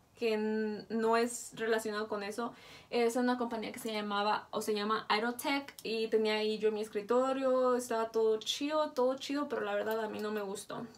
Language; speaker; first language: Spanish; native; Spanish